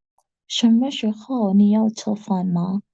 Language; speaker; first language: Chinese; non-native, learner; Indonesian